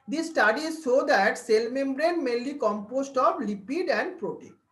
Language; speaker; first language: English; non-native, local second language; Bangla